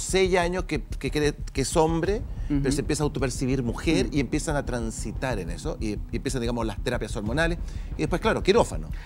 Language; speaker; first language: Spanish; native; Spanish